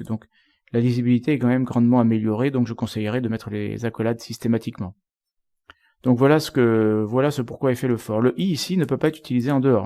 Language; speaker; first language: French; native; French